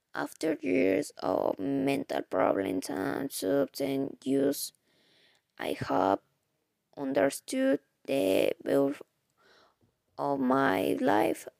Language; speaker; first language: English; non-native, fluent; Spanish